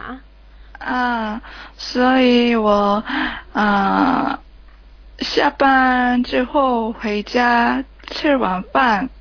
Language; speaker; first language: Chinese; non-native, learner; Korean